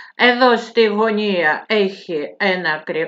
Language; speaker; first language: Greek; non-native, fluent; Russian